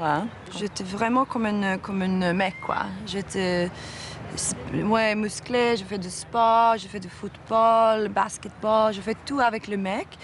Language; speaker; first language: French; non-native, fluent; Swedish